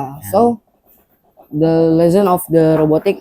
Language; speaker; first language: English; non-native, learner; Indonesian